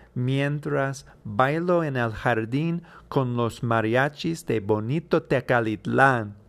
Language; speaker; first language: Spanish; non-native, fluent; English